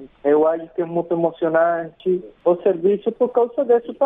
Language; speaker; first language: Portuguese; non-native, fluent; Spanish